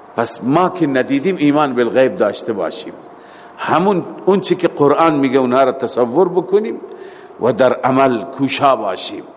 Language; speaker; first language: Persian; native; Persian